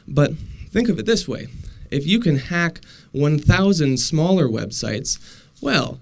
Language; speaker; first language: English; native; English